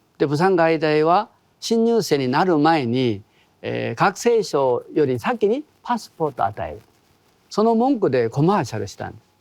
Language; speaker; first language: Japanese; non-native, fluent; Korean